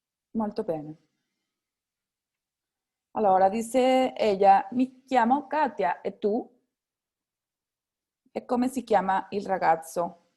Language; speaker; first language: Italian; non-native, fluent; Spanish